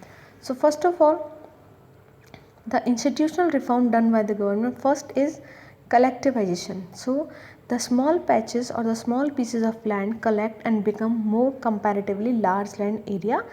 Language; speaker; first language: English; non-native, local second language; Hindi